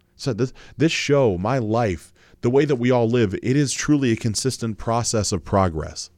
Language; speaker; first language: English; native; English